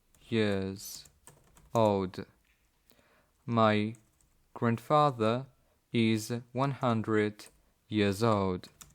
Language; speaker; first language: English; non-native, fluent; Polish